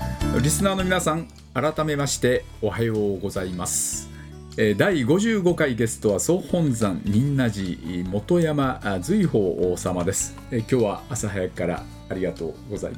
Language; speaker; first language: Japanese; native; Japanese